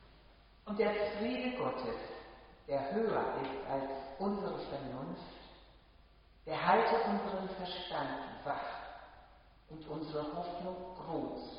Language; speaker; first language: German; native; German